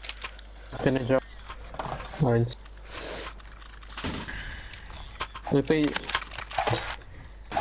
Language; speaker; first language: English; non-native, learner; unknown